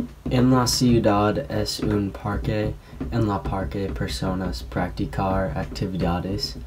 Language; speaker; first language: Spanish; non-native, learner; English